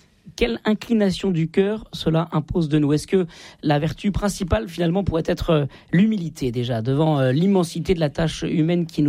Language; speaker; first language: French; native; French